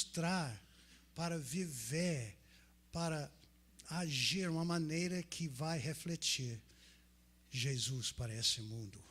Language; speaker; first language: Portuguese; non-native, fluent; English